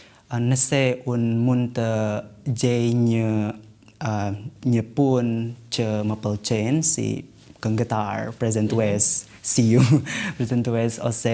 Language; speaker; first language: Albanian; non-native, learner; Indonesian